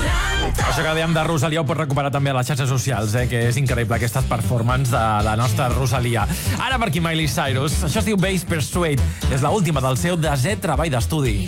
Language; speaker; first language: Catalan; native; Catalan